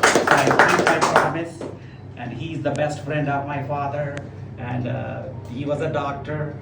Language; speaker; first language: English; non-native, local second language; Telugu